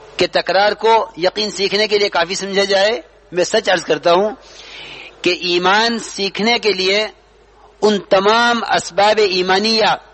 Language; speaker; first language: Urdu; native; Urdu